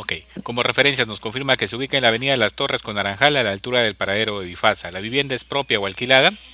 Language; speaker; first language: Spanish; native; Spanish